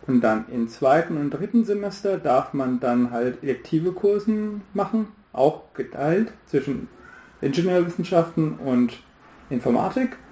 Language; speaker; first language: German; non-native, fluent; Hindi